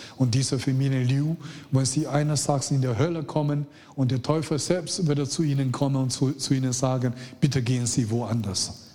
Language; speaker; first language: German; non-native, fluent; Chinese